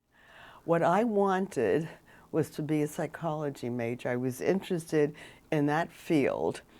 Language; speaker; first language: English; native; English